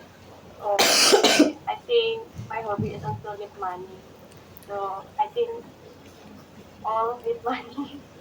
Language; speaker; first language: English; non-native, learner; Indonesian